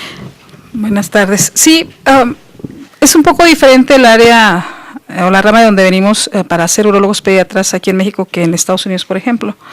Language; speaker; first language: Spanish; native; Spanish